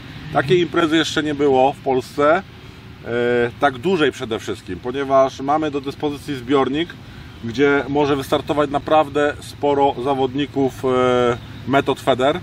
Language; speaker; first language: Polish; native; Polish